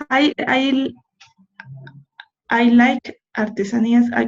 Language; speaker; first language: English; non-native, learner; Spanish